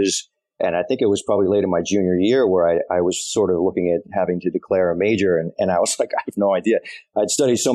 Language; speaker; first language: English; native; English